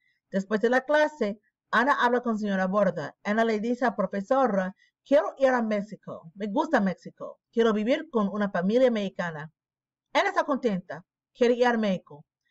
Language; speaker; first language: Spanish; non-native, learner; English